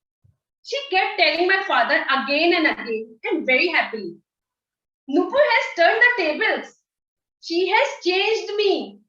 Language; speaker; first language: English; non-native, local second language; Hindi